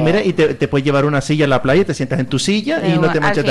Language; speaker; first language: Spanish; native; Spanish